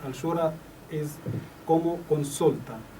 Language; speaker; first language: Spanish; non-native, learner; Arabic